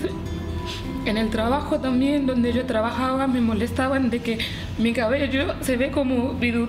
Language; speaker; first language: Spanish; non-native, fluent; Haitian Creole